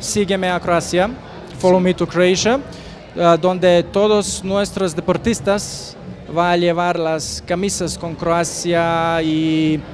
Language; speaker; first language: Spanish; non-native, fluent; Croatian